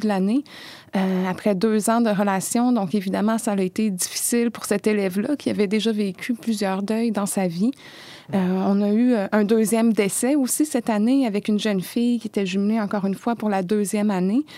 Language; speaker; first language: French; native; French